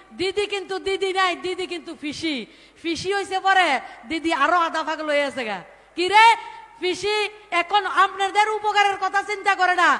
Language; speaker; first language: Bangla; native; Bangla